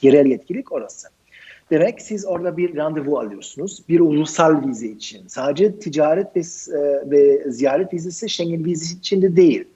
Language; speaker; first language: Turkish; non-native, fluent; German